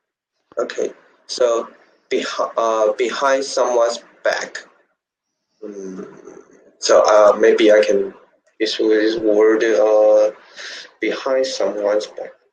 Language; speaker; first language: English; non-native, learner; Chinese